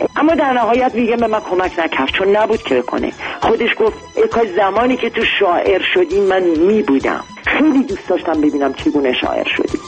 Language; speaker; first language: Persian; non-native, local second language; Armenian